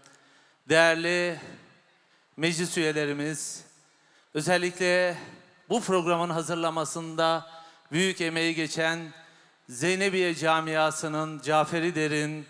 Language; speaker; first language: Turkish; native; Turkish